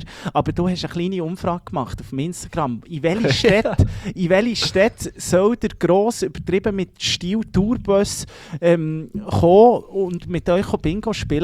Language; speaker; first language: German; native; German